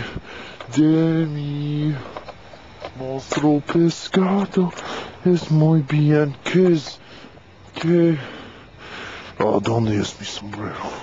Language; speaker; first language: Spanish; non-native, learner; English